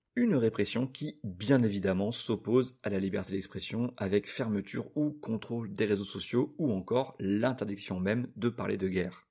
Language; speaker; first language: French; native; French